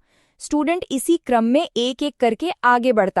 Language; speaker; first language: Hindi; native; Hindi